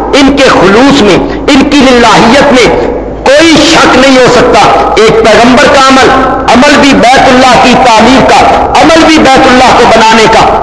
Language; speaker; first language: Urdu; native; Urdu